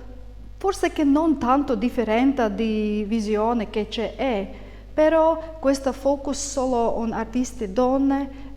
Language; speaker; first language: Italian; non-native, learner; Latvian